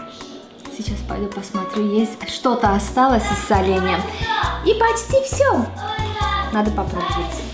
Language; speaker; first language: Russian; non-native, fluent; Armenian